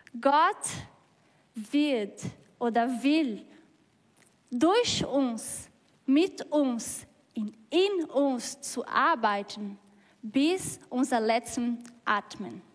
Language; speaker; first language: German; non-native, learner; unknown